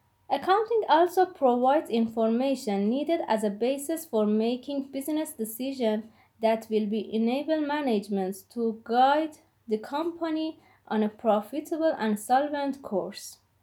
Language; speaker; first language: English; non-native, fluent; Persian